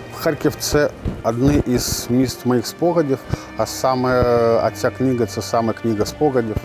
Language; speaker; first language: Ukrainian; native; Ukrainian